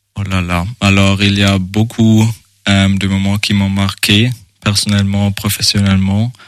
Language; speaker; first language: French; non-native, fluent; German